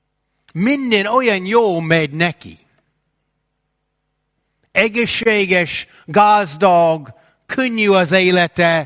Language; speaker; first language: Hungarian; non-native, fluent; English